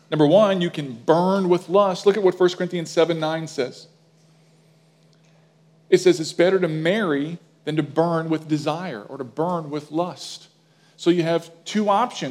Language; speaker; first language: English; native; English